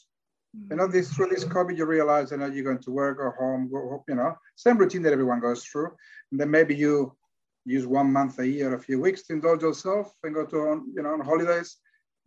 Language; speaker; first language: English; non-native, fluent; Spanish